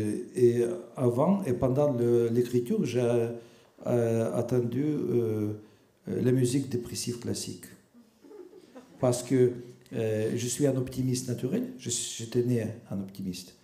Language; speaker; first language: French; non-native, fluent; Russian